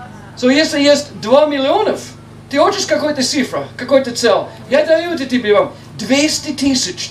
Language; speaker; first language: Russian; non-native, learner; English